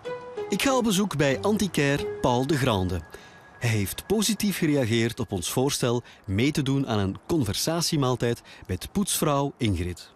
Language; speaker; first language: Dutch; native; Dutch